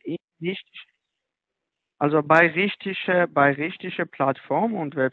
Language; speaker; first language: German; non-native, learner; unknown